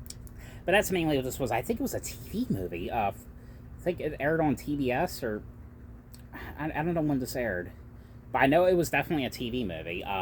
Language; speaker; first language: English; native; English